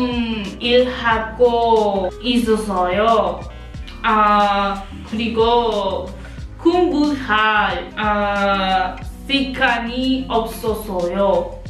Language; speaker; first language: Korean; non-native, learner; Spanish